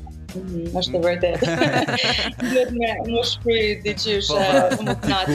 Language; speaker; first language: Albanian; early bilingual, heritage; Albanian